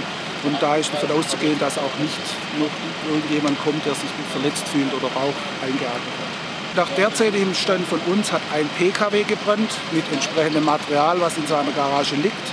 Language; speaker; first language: German; native; German